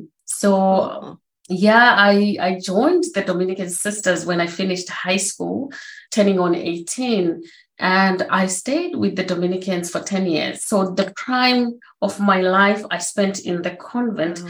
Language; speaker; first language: English; non-native, local second language; Shona